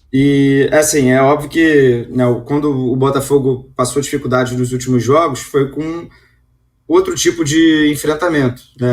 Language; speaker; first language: Portuguese; native; Portuguese